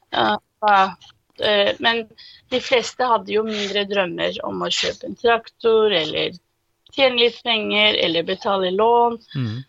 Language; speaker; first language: Norwegian; early bilingual, other home language; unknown